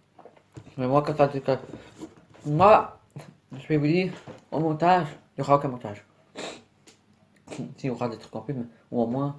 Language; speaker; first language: French; native; French